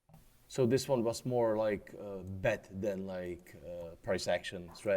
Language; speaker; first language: English; non-native, fluent; Czech